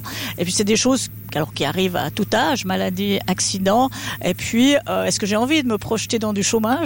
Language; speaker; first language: French; native; French